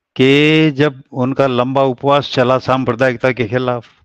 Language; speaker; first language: Hindi; native; Hindi